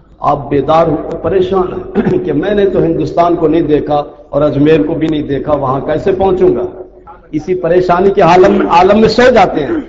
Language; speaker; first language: Urdu; non-native, local second language; Saraiki